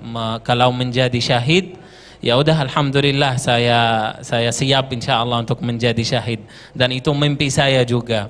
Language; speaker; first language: Indonesian; non-native, fluent; Arabic